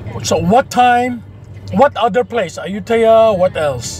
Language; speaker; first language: English; non-native, learner; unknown